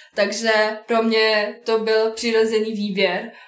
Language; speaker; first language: Czech; non-native, fluent; Bosnian